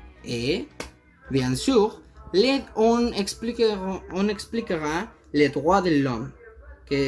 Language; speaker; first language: French; non-native, learner; Spanish